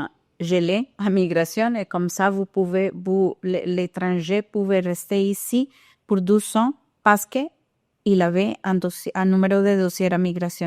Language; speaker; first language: French; non-native, fluent; Spanish